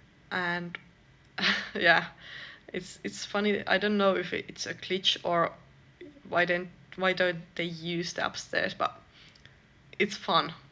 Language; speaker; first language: English; non-native, fluent; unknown